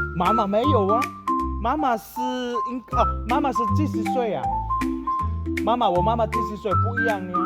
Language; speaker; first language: Chinese; non-native, learner; Filipino